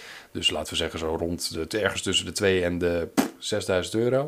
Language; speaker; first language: Dutch; native; Dutch